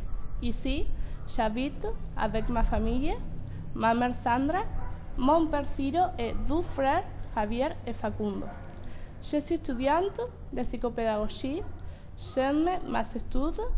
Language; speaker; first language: French; non-native, learner; Spanish